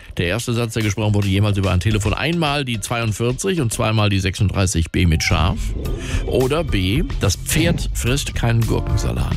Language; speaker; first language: German; native; German